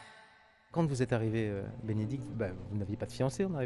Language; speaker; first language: French; native; French